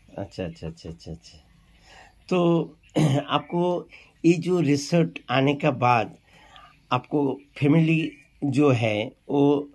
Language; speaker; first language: Hindi; non-native, local second language; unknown